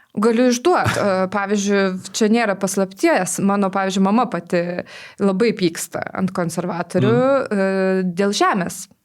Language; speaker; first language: Lithuanian; non-native, local second language; Polish